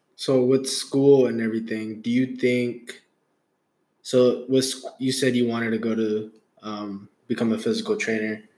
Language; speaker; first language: English; early bilingual, other home language; Hindi